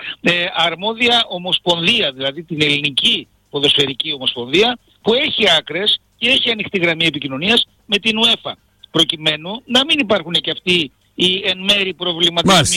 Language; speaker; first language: Greek; native; Greek